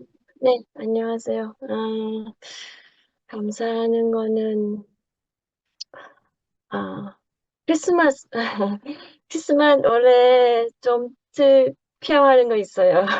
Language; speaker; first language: Korean; non-native, learner; Thai